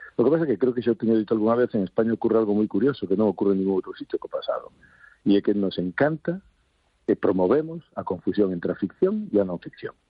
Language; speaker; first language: Galician; non-native, local second language; Spanish